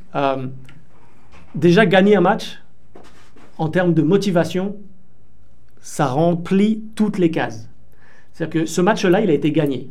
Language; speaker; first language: French; native; French